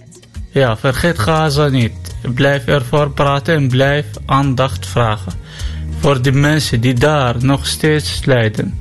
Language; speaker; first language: Dutch; non-native, learner; Arabic